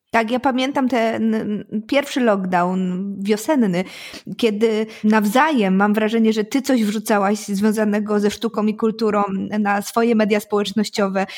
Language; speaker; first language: Polish; native; Polish